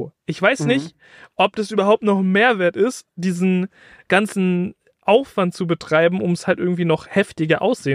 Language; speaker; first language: German; native; German